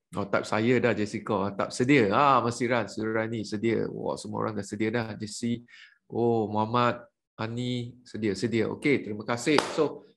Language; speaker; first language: Malay; native; Malay